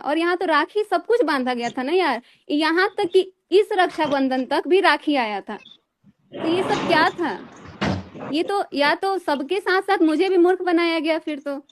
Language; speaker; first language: Hindi; native; Hindi